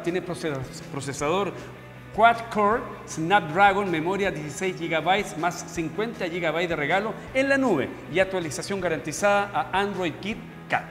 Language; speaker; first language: Spanish; native; Spanish